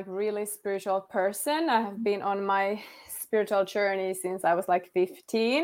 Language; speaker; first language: English; non-native, fluent; Finnish